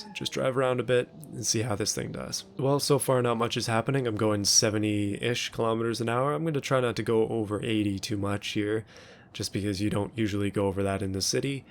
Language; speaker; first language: English; native; English